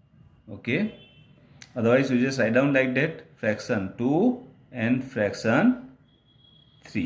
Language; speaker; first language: English; non-native, local second language; Gujarati